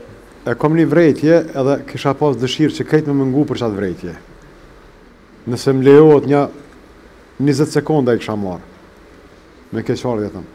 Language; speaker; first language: Albanian; native; Albanian